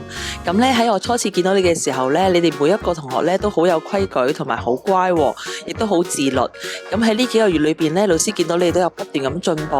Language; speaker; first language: Cantonese; native; Cantonese